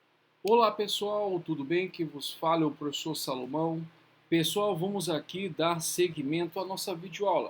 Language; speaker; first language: Portuguese; native; Portuguese